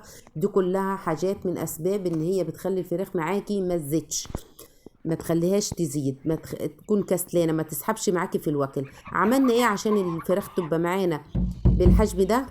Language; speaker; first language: Arabic; native; Arabic